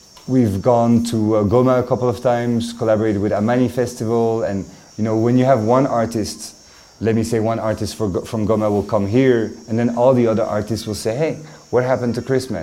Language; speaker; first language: English; non-native, fluent; French